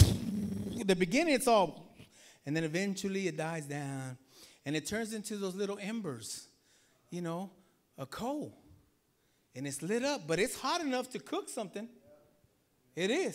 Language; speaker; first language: English; early bilingual, other home language; Spanish